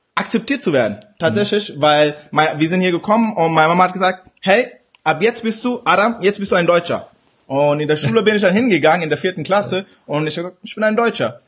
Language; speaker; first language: German; early bilingual, other home language; Urdu